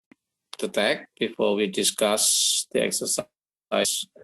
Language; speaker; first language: English; non-native, fluent; Indonesian